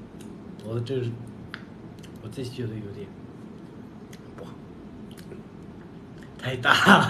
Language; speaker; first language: Chinese; non-native, local second language; Tibetan